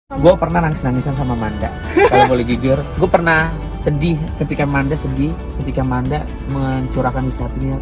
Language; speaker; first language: Indonesian; native; Indonesian